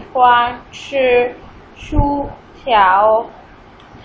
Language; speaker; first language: Chinese; non-native, fluent; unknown